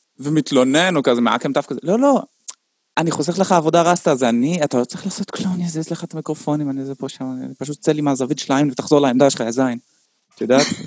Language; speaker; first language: Hebrew; native; Hebrew